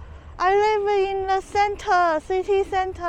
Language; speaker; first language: English; non-native, learner; Chinese